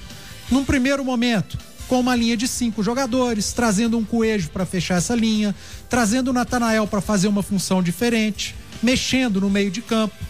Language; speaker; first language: Portuguese; native; Portuguese